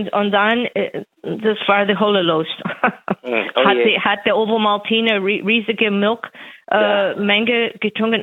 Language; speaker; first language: German; non-native, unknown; English